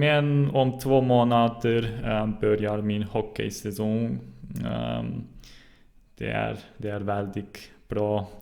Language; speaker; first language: Swedish; non-native, learner; German